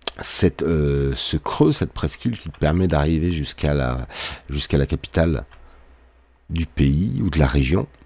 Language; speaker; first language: French; native; French